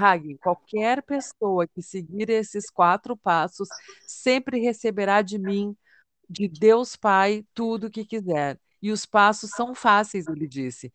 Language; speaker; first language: Portuguese; native; Portuguese